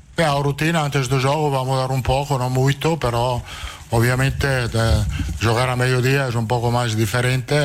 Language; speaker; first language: Portuguese; non-native, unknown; Italian